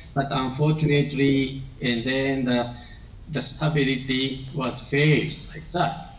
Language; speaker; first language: English; non-native, learner; Japanese